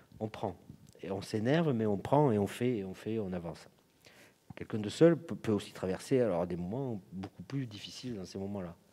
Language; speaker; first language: French; native; French